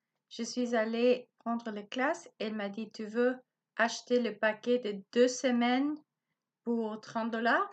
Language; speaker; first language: French; non-native, learner; Spanish